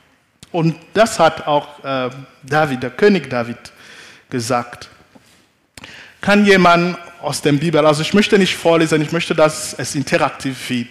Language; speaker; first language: German; non-native, fluent; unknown